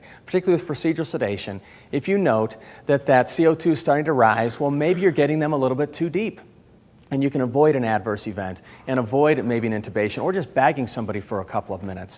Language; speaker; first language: English; native; English